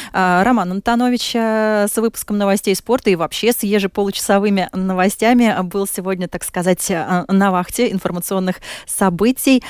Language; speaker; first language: Russian; native; Russian